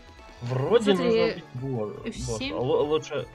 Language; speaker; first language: Russian; native; Russian